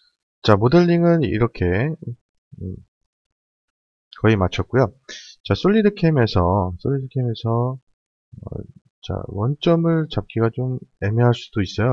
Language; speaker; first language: Korean; native; Korean